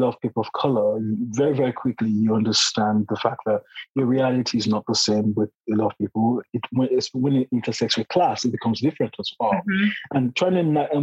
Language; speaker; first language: English; non-native, local second language; Yoruba